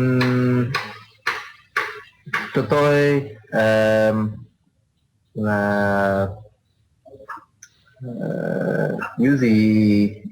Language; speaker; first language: Vietnamese; non-native, learner; English